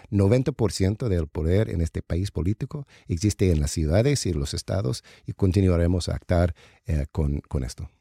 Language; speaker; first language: Spanish; non-native, learner; English